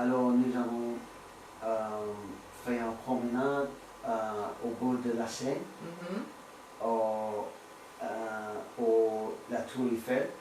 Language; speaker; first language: French; non-native, learner; English